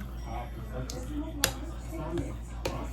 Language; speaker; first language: Spanish; non-native, learner; English